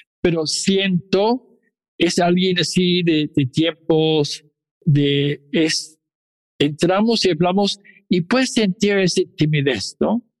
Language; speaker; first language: Spanish; non-native, fluent; English